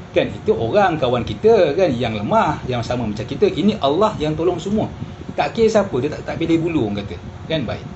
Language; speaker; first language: Malay; early bilingual, heritage; Malay